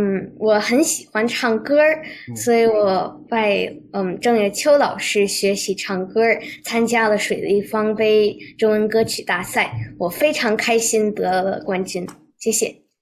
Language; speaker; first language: Chinese; early bilingual, heritage; Chinese